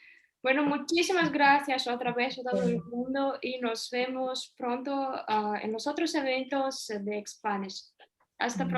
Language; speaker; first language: Spanish; non-native, fluent; Russian